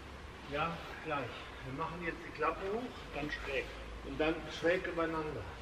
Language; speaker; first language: German; native; German